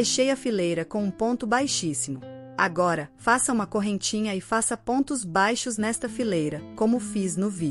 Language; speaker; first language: Portuguese; native; Portuguese